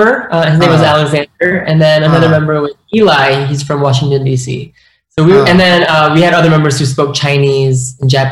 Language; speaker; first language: English; native; English